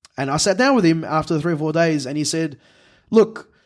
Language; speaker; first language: English; native; English